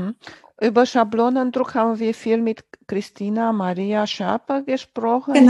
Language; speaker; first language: German; non-native, fluent; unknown